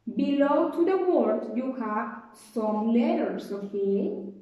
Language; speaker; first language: English; non-native, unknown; Spanish